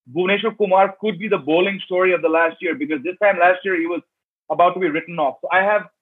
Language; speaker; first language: English; native; English